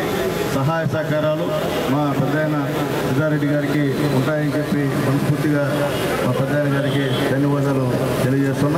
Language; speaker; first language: Telugu; native; Telugu